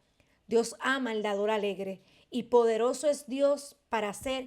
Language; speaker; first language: Spanish; native; Spanish